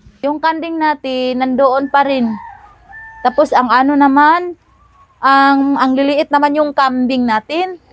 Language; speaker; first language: Filipino; non-native, local second language; Cebuano